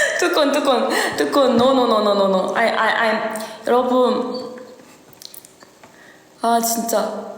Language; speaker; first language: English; non-native, learner; Korean